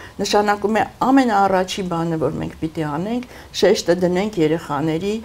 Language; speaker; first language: Armenian; native; Armenian